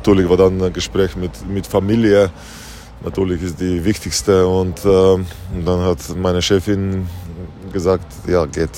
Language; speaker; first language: German; non-native, learner; Slovenian